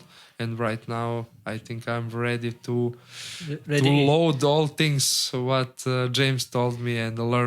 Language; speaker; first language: English; non-native, learner; Serbian